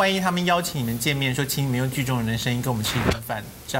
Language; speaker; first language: Chinese; native; Chinese